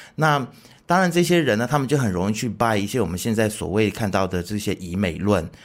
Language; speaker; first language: Chinese; native; Chinese